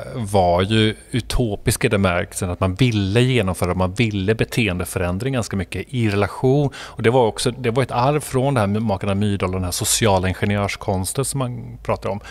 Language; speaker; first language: Swedish; non-native, fluent; Spanish